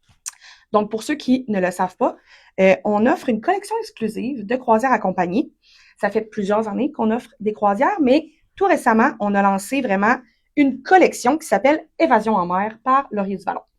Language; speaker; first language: French; native; French